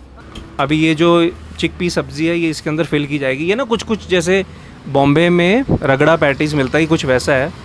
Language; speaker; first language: Hindi; native; Hindi